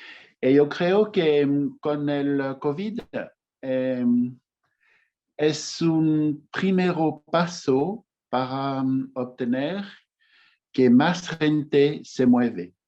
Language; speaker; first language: Spanish; non-native, fluent; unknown